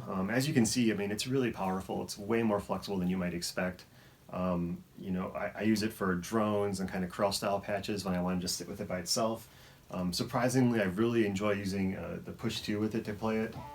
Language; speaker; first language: English; native; English